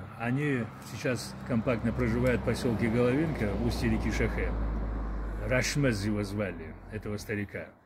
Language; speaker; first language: Russian; non-native, local second language; Adyghe